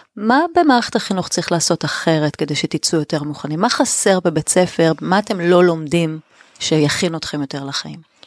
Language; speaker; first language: Hebrew; native; Hebrew